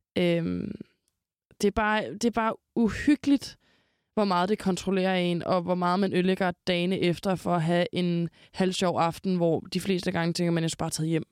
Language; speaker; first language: Danish; native; Danish